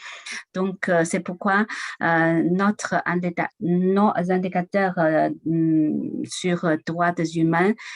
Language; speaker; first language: French; non-native, learner; Chinese